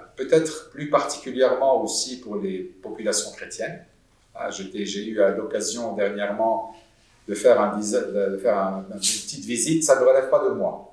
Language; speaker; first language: French; non-native, local second language; Arabic